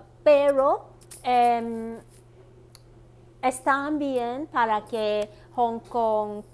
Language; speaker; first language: Spanish; non-native, learner; Cantonese